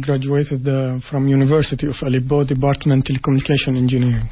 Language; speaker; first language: English; non-native, learner; Arabic